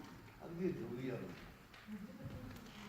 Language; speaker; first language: Russian; native; Russian